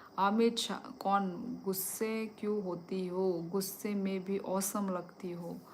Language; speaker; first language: Hindi; non-native, local second language; Kok Borok